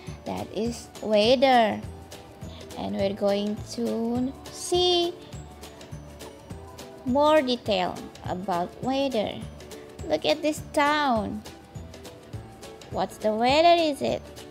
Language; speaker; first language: English; non-native, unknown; Indonesian